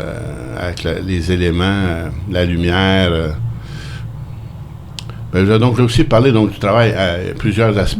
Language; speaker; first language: French; native; French